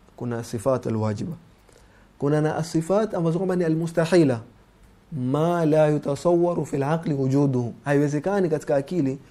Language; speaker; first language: Swahili; native; Swahili